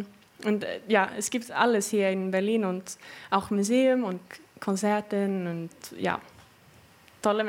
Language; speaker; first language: German; non-native, learner; Swedish